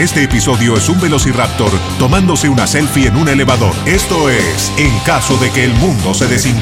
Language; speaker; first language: Spanish; native; Spanish